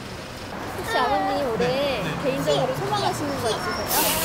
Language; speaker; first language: Korean; native; Korean